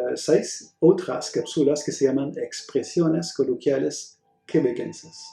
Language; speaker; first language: Spanish; non-native, fluent; French